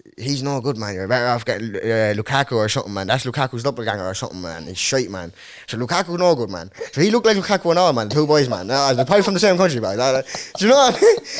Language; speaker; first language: English; early bilingual, other home language; Dutch